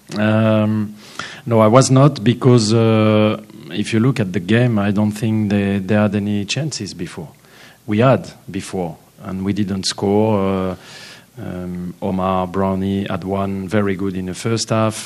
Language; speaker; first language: English; non-native, fluent; French